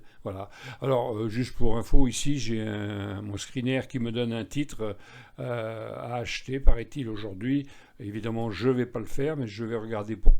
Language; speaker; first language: French; native; French